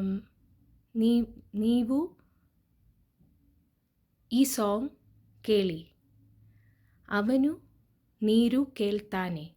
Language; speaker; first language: Kannada; non-native, learner; Malayalam